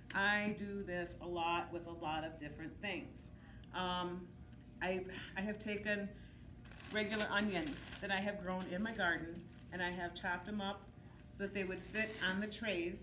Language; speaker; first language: English; native; English